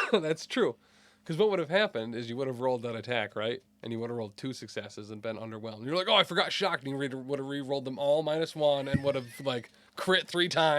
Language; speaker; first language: English; native; English